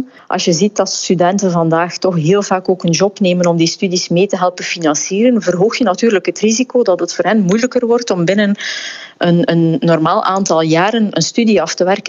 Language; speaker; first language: Dutch; native; Dutch